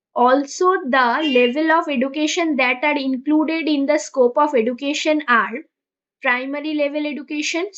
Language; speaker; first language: English; non-native, local second language; Bangla